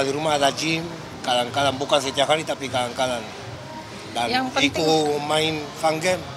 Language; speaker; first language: Indonesian; non-native, fluent; Spanish